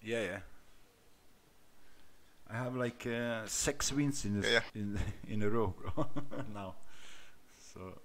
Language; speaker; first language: English; non-native, learner; Bosnian